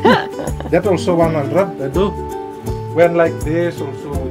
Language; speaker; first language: English; non-native, learner; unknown